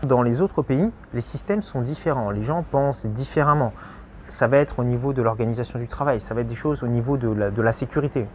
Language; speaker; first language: French; native; French